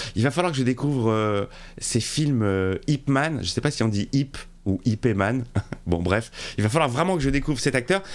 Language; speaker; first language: French; native; French